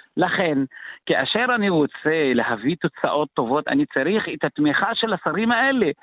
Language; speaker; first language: Hebrew; non-native, local second language; Arabic